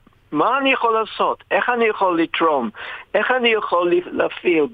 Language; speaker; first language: Hebrew; non-native, fluent; English